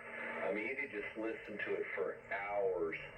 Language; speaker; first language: English; native; English